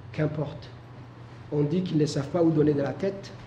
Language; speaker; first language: French; non-native, local second language; Somali